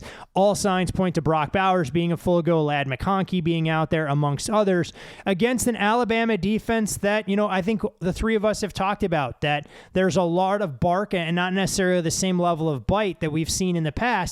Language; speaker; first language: English; native; English